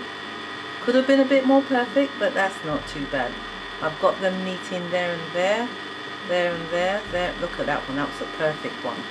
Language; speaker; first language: English; native; English